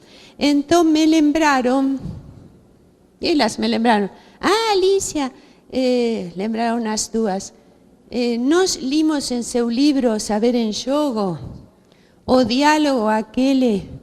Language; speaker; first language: Portuguese; non-native, fluent; Spanish